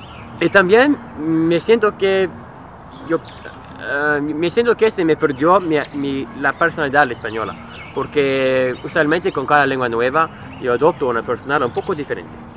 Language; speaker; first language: Spanish; non-native, fluent; English